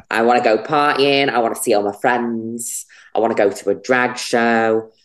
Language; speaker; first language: English; native; English